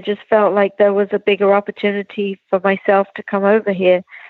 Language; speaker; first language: English; native; English